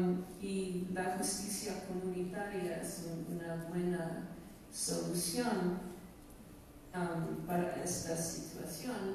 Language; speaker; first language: Spanish; non-native, fluent; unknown